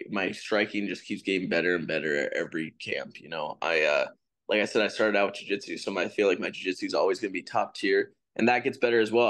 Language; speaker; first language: English; native; English